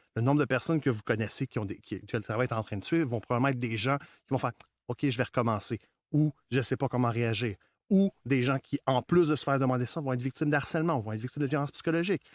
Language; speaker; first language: French; native; French